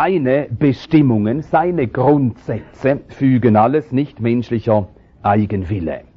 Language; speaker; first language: German; native; German